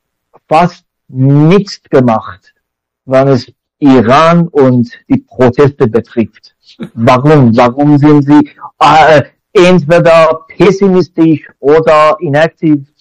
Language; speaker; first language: German; non-native, learner; Persian